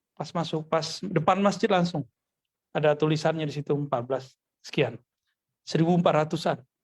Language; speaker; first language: Indonesian; non-native, local second language; Minangkabau